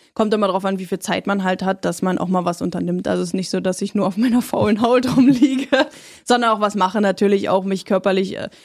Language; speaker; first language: German; native; German